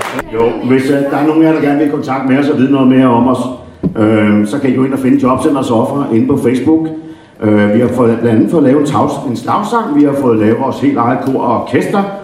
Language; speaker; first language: Danish; native; Danish